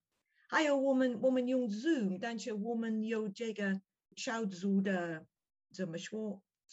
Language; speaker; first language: Chinese; non-native, learner; English